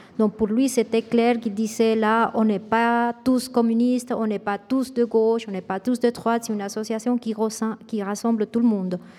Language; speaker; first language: French; non-native, fluent; Spanish